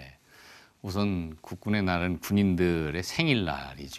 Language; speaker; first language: Korean; native; Korean